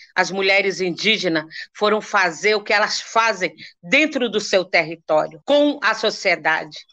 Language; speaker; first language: Portuguese; non-native, local second language; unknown